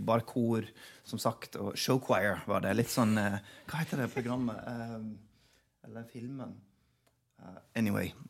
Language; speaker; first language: Norwegian; non-native, fluent; English